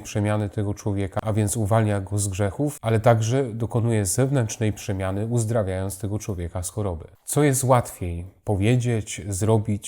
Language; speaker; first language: Polish; native; Polish